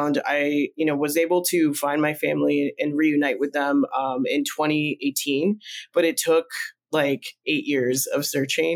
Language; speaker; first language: English; early bilingual, other home language; Spanish